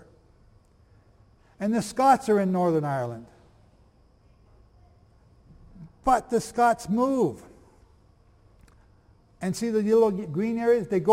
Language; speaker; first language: English; native; English